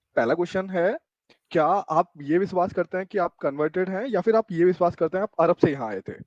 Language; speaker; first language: Hindi; native; Hindi